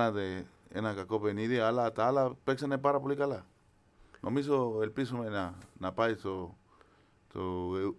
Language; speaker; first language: Greek; non-native, fluent; Spanish